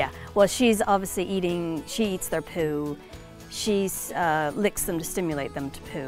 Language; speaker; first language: English; native; English